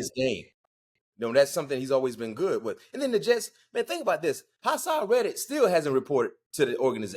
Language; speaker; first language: English; native; English